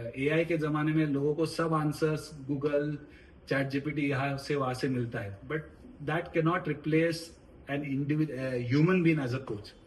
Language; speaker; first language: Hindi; non-native, local second language; Marathi